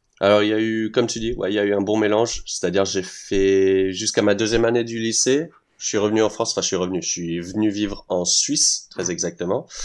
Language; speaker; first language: French; early bilingual, heritage; French